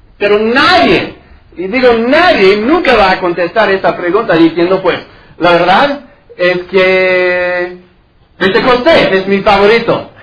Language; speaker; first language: Spanish; non-native, fluent; English